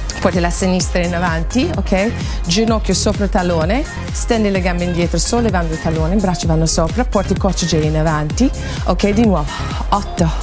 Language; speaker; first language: Italian; non-native, fluent; English